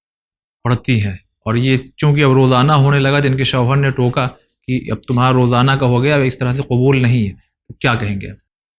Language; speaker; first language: Urdu; native; Urdu